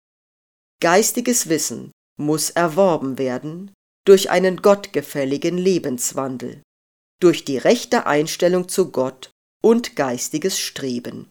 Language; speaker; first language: German; native; German